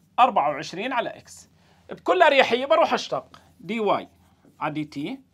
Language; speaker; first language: Arabic; native; Arabic